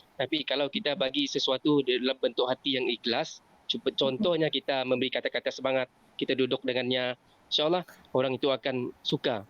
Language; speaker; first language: Malay; native; Malay